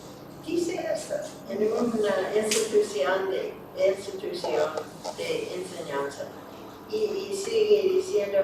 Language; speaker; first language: Spanish; non-native, fluent; English